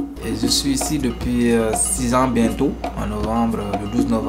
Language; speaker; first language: French; non-native, local second language; Fula